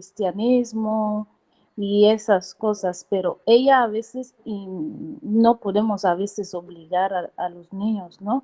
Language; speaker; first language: Spanish; non-native, fluent; Portuguese